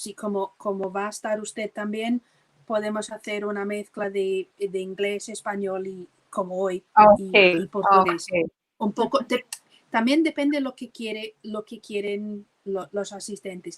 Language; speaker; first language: Spanish; non-native, fluent; English